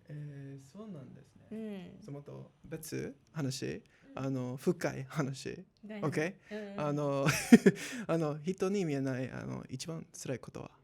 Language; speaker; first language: Japanese; non-native, learner; English